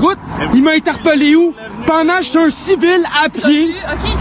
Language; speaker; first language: French; native; French